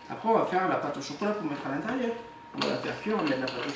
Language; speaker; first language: French; native; French